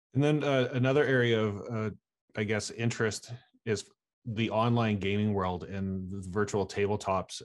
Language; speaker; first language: English; native; English